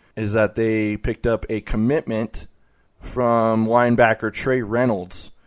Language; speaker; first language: English; native; English